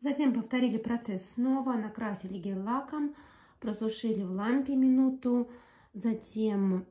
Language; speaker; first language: Russian; native; Russian